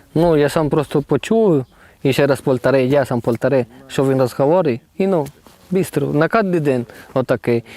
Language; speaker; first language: Ukrainian; non-native, learner; Spanish